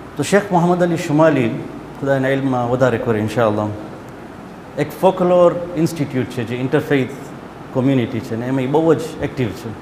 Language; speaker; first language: Gujarati; early bilingual, heritage; Gujarati